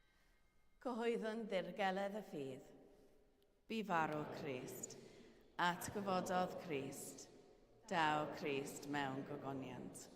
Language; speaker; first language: Welsh; native; Welsh